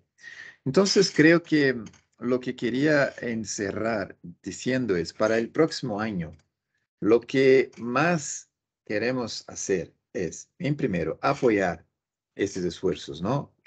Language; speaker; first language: Spanish; non-native, fluent; Portuguese